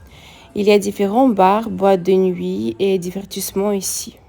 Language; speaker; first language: French; non-native, fluent; Russian